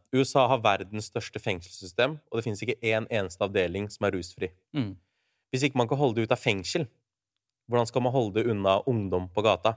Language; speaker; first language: Norwegian; early bilingual, other home language; Urdu